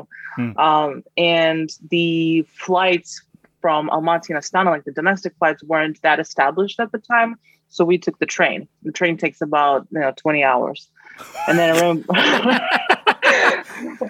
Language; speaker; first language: English; non-native, fluent; Kazakh